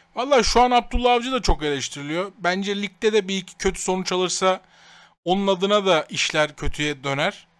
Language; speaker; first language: Turkish; native; Turkish